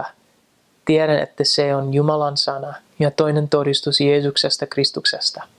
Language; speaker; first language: Finnish; non-native, fluent; English